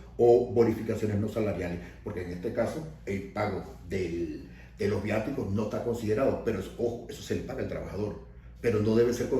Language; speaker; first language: Spanish; native; Spanish